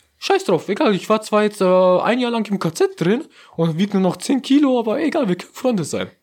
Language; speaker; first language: German; early bilingual, other home language; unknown